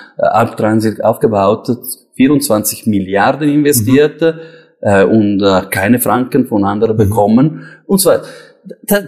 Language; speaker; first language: German; non-native, local second language; Italian